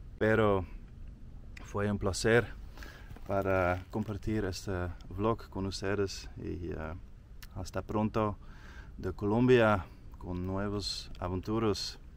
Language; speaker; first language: Spanish; non-native, learner; Dutch